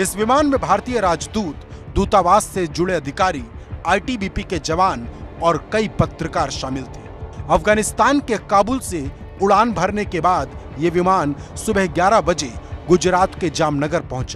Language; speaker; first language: Hindi; native; Hindi